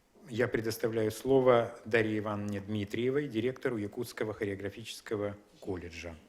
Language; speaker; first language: Russian; native; Russian